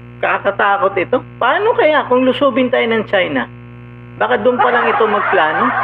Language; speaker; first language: Filipino; non-native, local second language; Cebuano